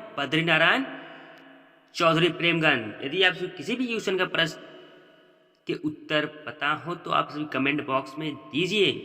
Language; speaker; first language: Hindi; native; Hindi